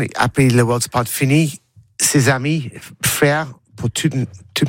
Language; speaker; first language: French; non-native, learner; English